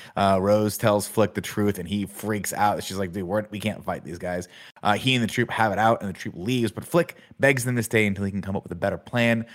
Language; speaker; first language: English; native; English